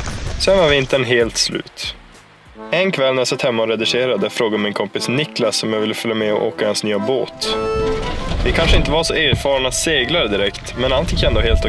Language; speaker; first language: Swedish; native; Swedish